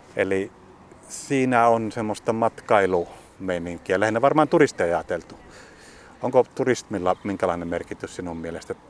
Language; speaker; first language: Finnish; native; Finnish